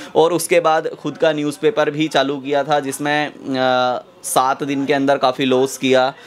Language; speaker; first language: Hindi; native; Hindi